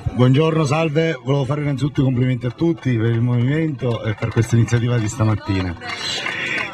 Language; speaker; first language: Italian; native; Italian